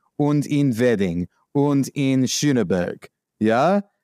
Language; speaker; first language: German; non-native, learner; English